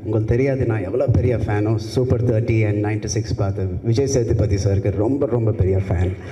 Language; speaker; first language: Tamil; non-native, local second language; Telugu